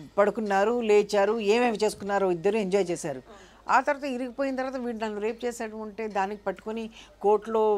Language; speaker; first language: Telugu; non-native, local second language; Urdu